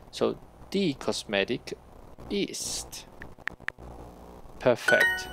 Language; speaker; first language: German; non-native, learner; Spanish